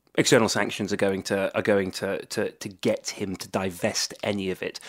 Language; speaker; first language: English; native; English